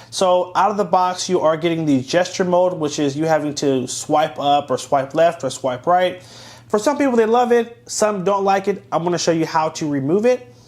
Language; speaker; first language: English; native; English